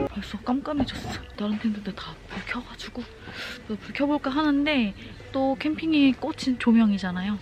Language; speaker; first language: Korean; native; Korean